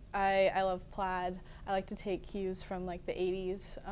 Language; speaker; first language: English; native; English